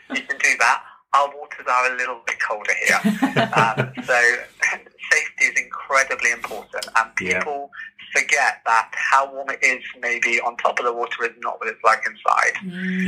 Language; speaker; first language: English; native; English